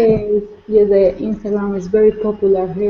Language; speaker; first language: English; non-native, learner; Spanish